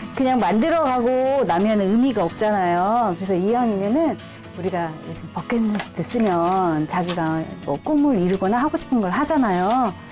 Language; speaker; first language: Korean; native; Korean